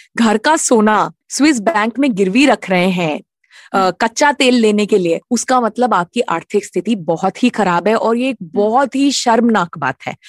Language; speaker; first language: Hindi; native; Hindi